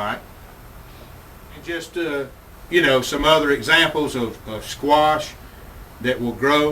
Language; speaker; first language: English; native; English